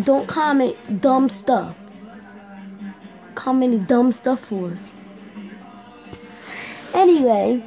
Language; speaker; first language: English; native; English